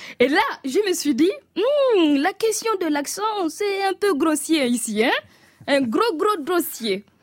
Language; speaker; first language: French; non-native, local second language; Mossi